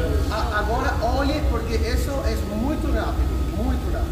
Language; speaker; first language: Portuguese; non-native, learner; Italian